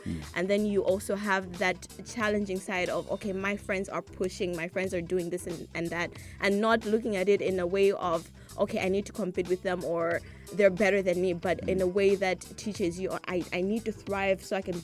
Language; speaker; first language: English; non-native, local second language; Nyanja